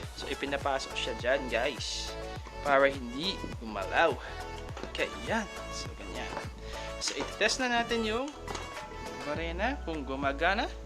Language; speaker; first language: Filipino; non-native, local second language; Pampanga